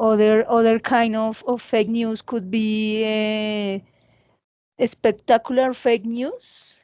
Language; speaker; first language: English; non-native, learner; Spanish